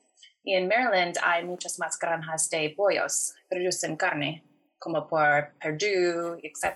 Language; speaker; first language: Spanish; non-native, fluent; English